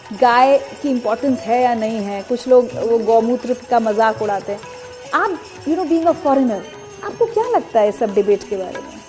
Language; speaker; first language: Hindi; native; Hindi